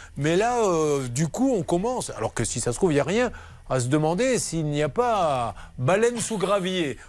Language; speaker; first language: French; native; French